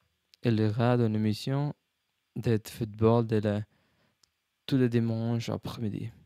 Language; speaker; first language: French; non-native, learner; English